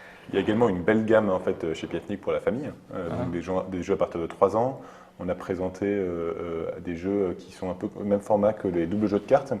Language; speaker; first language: French; native; French